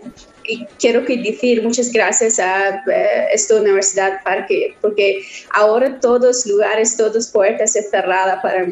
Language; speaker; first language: Spanish; non-native, learner; Persian